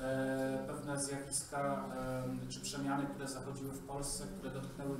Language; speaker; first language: Polish; native; Polish